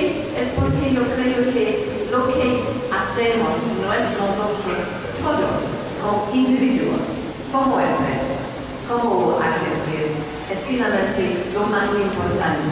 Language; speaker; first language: Spanish; non-native, fluent; English